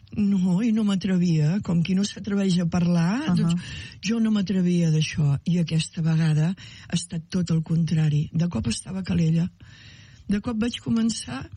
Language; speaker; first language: Catalan; native; Catalan